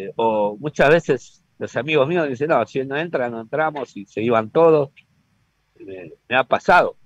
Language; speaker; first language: Spanish; native; Spanish